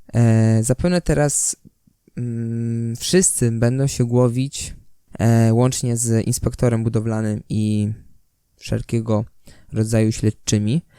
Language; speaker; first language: Polish; native; Polish